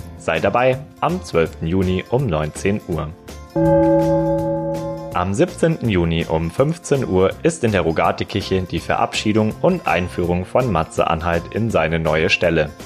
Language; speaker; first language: German; native; German